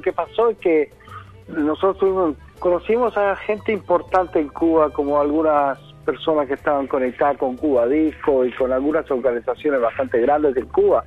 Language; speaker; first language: Spanish; native; Spanish